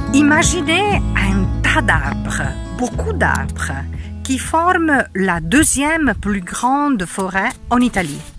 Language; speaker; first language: French; non-native, fluent; Italian